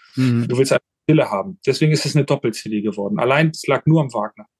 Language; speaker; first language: German; native; German